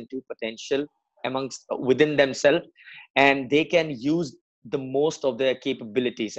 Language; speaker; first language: English; non-native, local second language; Assamese